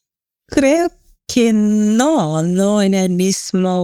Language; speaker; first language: Spanish; non-native, learner; English